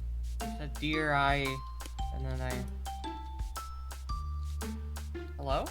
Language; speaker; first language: English; native; English